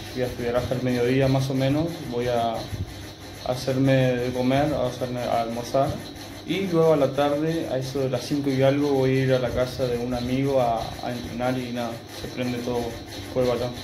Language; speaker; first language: Spanish; native; Spanish